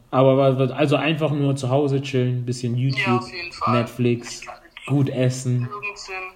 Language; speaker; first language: German; non-native, fluent; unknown